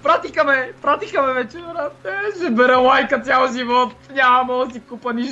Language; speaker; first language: Bulgarian; native; Bulgarian